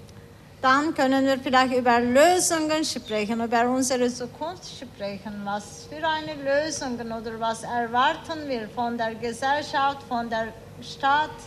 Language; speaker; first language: German; non-native, learner; Turkish